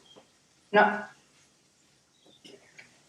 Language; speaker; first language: French; native; French